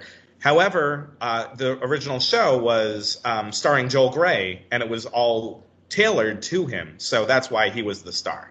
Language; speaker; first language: English; native; English